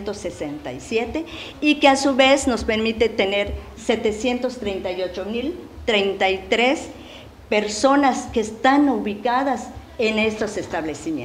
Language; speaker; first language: Spanish; native; Spanish